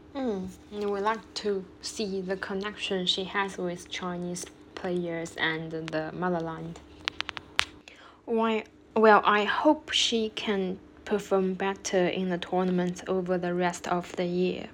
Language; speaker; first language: English; non-native, fluent; Chinese